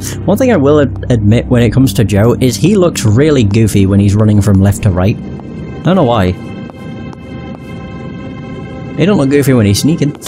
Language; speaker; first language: English; native; English